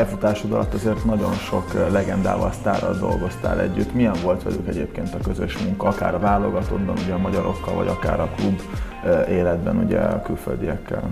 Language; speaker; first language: Hungarian; native; Hungarian